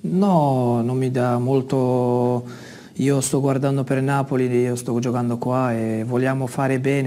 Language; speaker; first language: Italian; non-native, fluent; Dutch